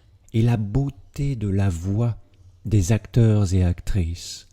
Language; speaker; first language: French; native; French